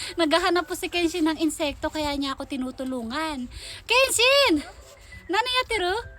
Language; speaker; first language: Filipino; non-native, local second language; Iloko